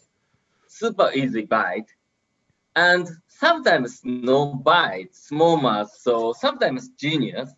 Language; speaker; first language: English; non-native, learner; Japanese